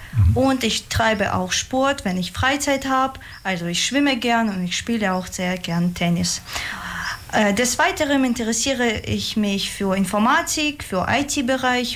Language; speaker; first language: German; non-native, fluent; Russian